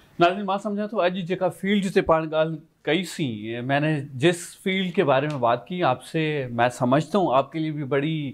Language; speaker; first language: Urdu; non-native, local second language; Sindhi